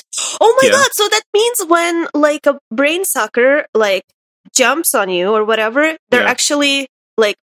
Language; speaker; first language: English; non-native, fluent; Russian